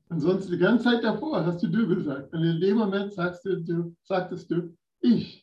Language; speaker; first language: German; non-native, fluent; English